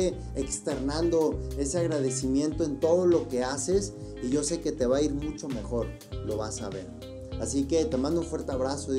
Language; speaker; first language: Spanish; native; Spanish